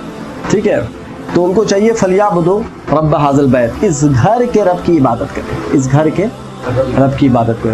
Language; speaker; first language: Urdu; native; Urdu